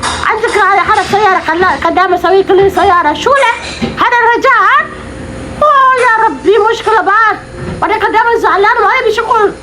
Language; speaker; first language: Arabic; non-native, learner; Oromo